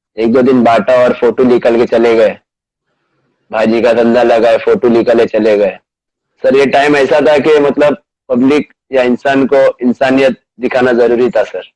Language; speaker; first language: Hindi; non-native, local second language; Marathi